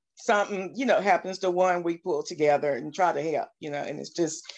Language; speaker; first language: English; native; English